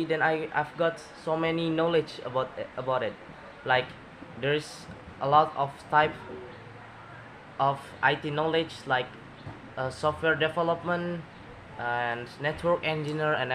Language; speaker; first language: English; non-native, learner; Indonesian